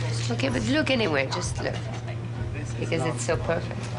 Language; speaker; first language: English; non-native, fluent; French